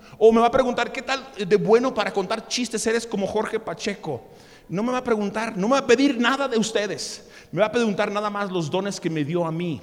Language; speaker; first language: Spanish; early bilingual, other home language; English